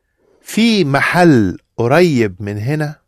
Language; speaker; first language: Arabic; non-native, learner; English